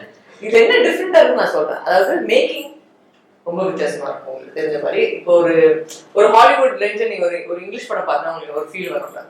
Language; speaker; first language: Tamil; native; Tamil